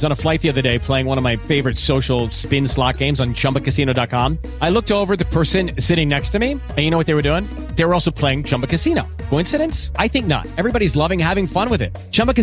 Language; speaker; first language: English; native; English